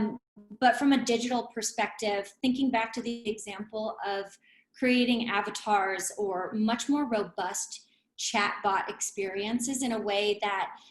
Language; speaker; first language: English; native; English